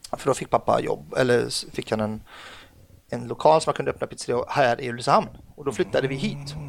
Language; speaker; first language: Swedish; early bilingual, other home language; Arabic